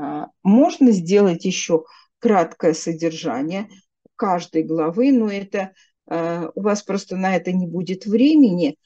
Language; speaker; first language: Russian; native; Russian